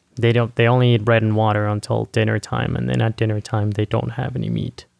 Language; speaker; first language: English; non-native, fluent; Spanish